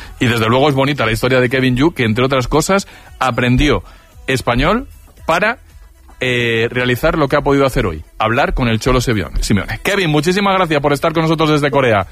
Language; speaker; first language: Spanish; native; Spanish